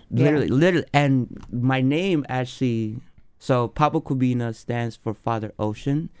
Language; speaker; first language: English; early bilingual, other home language; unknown